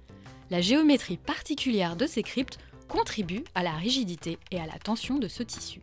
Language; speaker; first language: French; early bilingual, other home language; Arabic